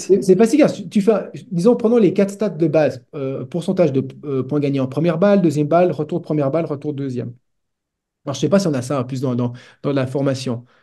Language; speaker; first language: French; native; French